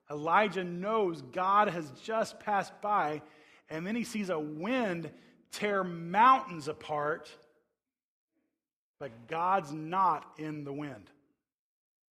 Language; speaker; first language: English; native; English